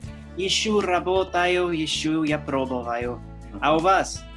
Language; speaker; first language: Russian; non-native, learner; English